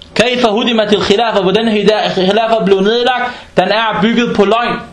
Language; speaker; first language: Danish; non-native, fluent; Arabic